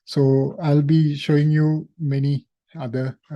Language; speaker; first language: English; non-native, local second language; Sinhala